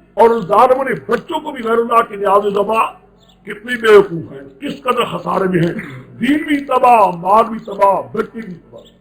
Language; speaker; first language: Urdu; non-native, local second language; Pashto